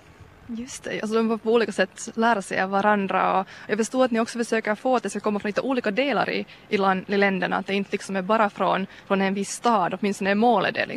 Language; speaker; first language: Swedish; native; Swedish